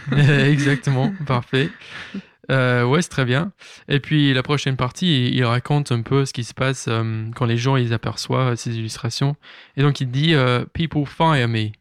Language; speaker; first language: French; native; French